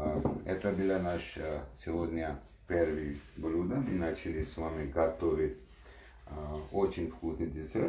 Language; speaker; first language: Russian; non-native, learner; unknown